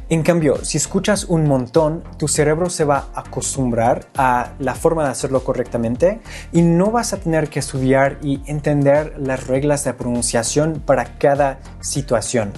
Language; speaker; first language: Spanish; non-native, fluent; English